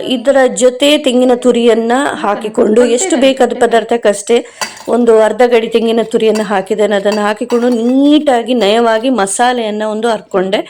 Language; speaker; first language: Kannada; non-native, local second language; Konkani